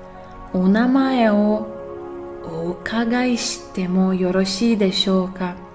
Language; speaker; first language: Japanese; non-native, fluent; English